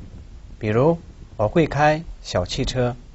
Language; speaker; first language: Chinese; non-native, local second language; Tibetan